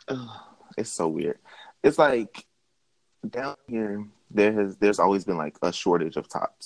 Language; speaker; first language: English; native; English